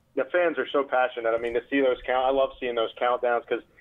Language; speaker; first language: English; native; English